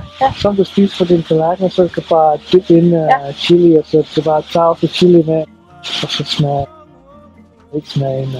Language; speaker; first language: Danish; non-native, learner; Swahili